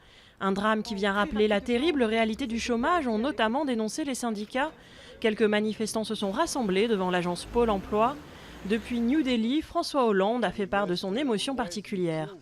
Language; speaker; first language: French; native; French